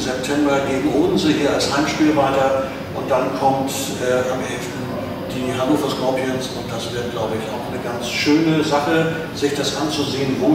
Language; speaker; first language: German; native; German